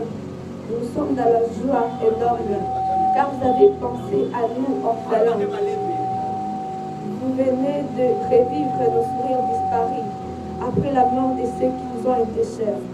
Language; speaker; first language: French; non-native, local second language; Lingala